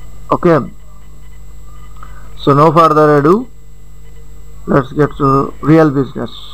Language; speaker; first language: English; non-native, local second language; Bangla